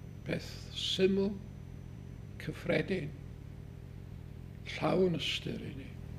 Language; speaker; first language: Welsh; native; Welsh